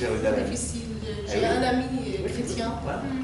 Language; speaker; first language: French; non-native, learner; Arabic